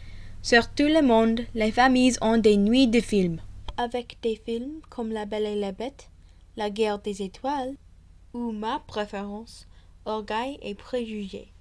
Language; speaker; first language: French; non-native, learner; English